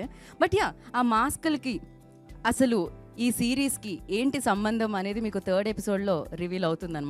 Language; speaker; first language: Telugu; native; Telugu